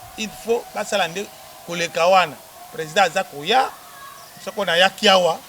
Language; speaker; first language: Lingala; native; Lingala